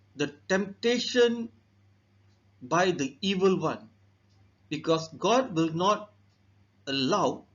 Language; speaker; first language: English; non-native, local second language; Tamil